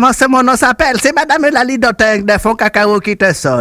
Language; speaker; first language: French; native; French